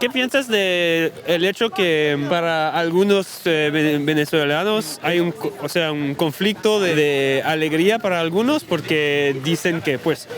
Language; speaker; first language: Spanish; non-native, fluent; French